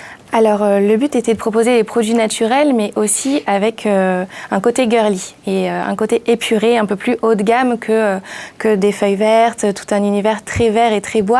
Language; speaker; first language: French; native; French